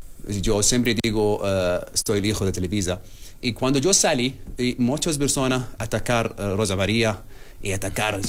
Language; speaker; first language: Spanish; non-native, learner; Arabic